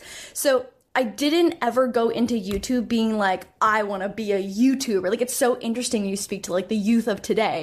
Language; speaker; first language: English; native; English